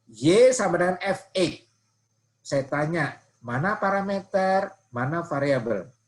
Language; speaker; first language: Indonesian; non-native, local second language; Javanese